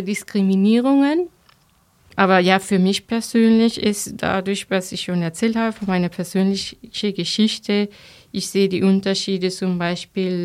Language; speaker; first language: German; non-native, fluent; Spanish